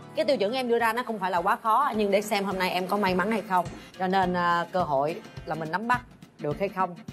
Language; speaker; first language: Vietnamese; native; Vietnamese